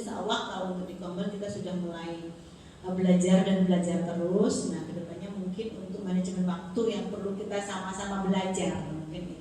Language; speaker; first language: Indonesian; native; Indonesian